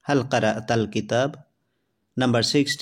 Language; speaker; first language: Arabic; non-native, fluent; Assamese